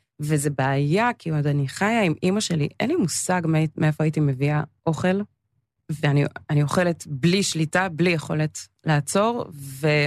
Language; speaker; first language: Hebrew; early bilingual, other home language; English